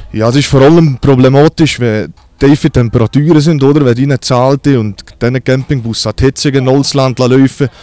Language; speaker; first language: German; native; German